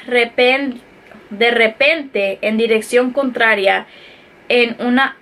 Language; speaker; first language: Spanish; early bilingual, heritage; Spanish